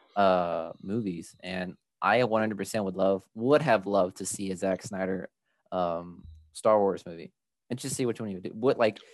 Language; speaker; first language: English; early bilingual, other home language; Spanish